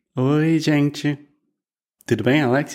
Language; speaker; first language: Portuguese; non-native, fluent; English